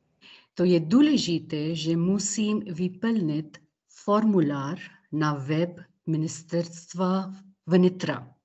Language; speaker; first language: Czech; non-native, learner; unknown